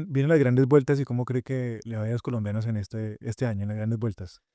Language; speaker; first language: Spanish; native; Spanish